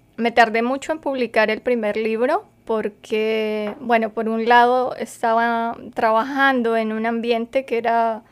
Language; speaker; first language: Spanish; native; Spanish